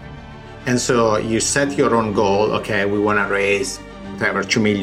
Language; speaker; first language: English; non-native, fluent; Italian